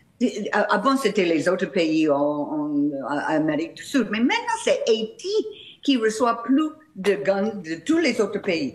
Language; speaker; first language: French; non-native, fluent; English